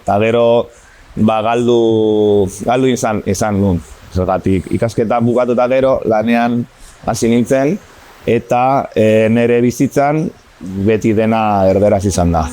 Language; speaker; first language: Basque; non-native, local second language; Spanish